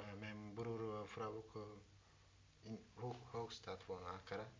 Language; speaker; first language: Dutch; non-native, learner; Turkish